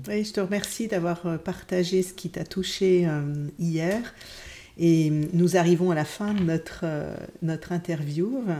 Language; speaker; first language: French; native; French